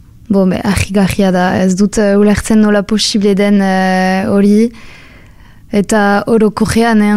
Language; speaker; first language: Basque; non-native, local second language; French